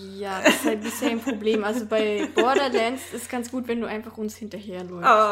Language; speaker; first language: German; native; German